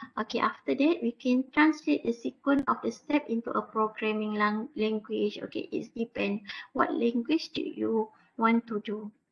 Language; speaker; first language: English; non-native, local second language; Malay